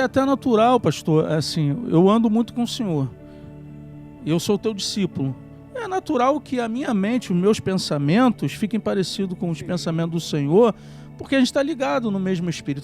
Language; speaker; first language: Portuguese; native; Portuguese